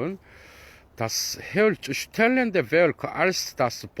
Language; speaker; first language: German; non-native, fluent; Korean